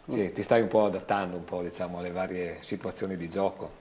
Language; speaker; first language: Italian; native; Italian